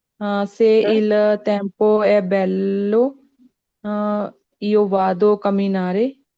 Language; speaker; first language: Italian; non-native, learner; Punjabi